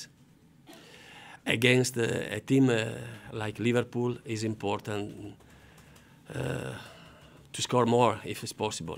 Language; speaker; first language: English; non-native, learner; Italian